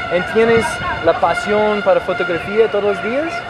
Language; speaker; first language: Spanish; non-native, learner; English